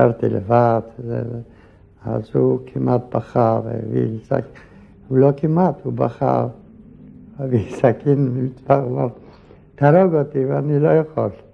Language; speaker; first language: Hebrew; non-native, fluent; Polish